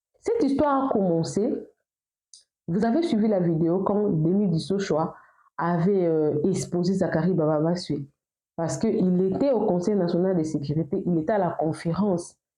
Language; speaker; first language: French; non-native, local second language; Lingala